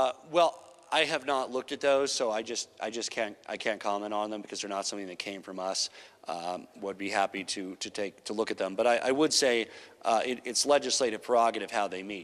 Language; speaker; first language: English; native; English